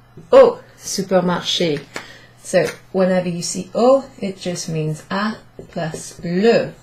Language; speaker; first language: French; non-native, fluent; English